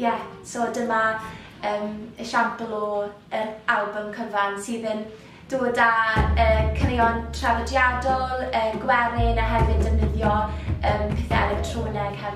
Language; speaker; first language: Welsh; native; Welsh